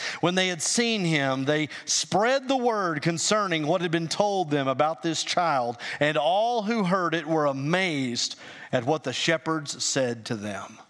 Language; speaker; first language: English; native; English